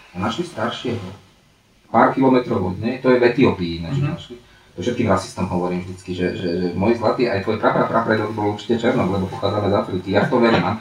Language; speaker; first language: Slovak; non-native, local second language; Hungarian